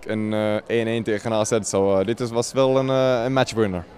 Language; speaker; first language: Dutch; non-native, fluent; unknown